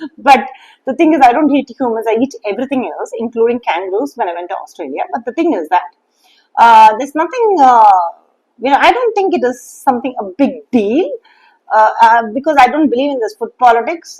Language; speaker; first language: English; non-native, local second language; Tamil